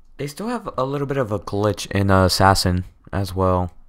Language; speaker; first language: English; native; English